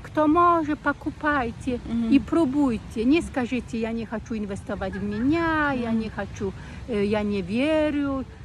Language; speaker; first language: Russian; non-native, learner; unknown